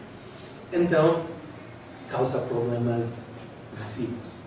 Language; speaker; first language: Portuguese; non-native, fluent; English